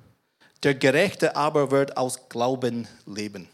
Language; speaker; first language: German; non-native, fluent; English